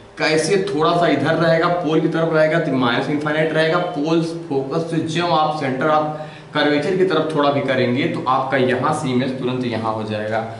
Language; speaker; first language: Hindi; native; Hindi